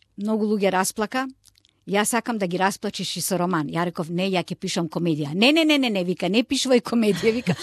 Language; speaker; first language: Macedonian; non-native, local second language; Turkish